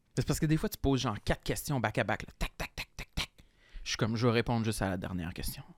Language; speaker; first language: French; native; French